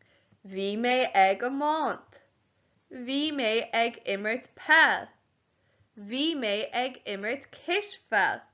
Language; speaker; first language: Irish; non-native, local second language; English